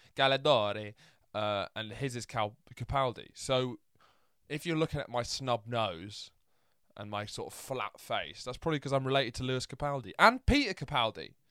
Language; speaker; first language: English; early bilingual, other home language; Italian